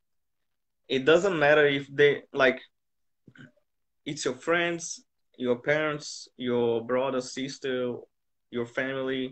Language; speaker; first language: English; non-native, fluent; Portuguese